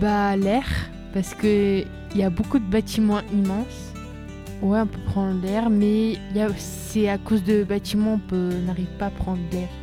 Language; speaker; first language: French; early bilingual, other home language; Turkish